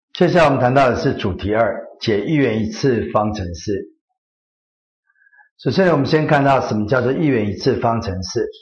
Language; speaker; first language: Chinese; native; Chinese